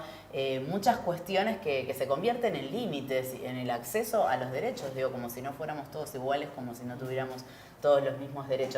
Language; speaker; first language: Spanish; native; Spanish